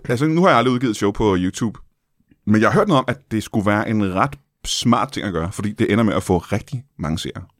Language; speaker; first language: Danish; native; Danish